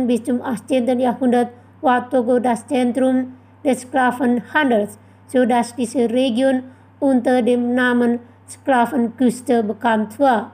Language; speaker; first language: German; non-native, fluent; Indonesian